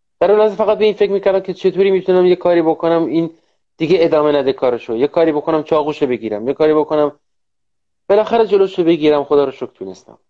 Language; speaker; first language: Persian; non-native, local second language; Kurdish